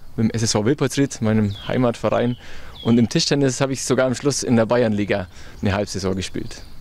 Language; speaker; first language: German; native; German